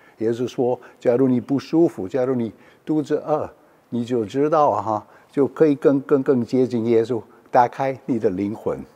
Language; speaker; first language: Chinese; non-native, fluent; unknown